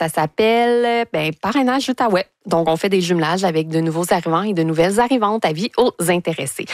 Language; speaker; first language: French; native; French